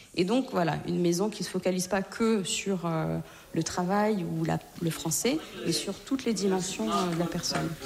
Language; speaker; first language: French; native; French